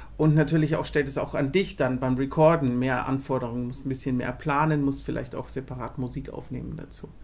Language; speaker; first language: German; native; German